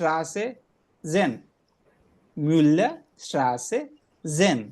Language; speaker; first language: German; non-native, fluent; Telugu